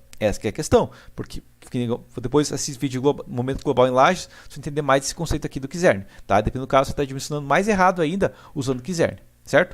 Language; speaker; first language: Portuguese; native; Portuguese